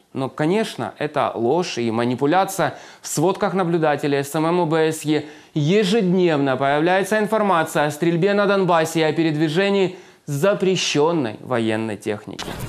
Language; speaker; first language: Russian; native; Russian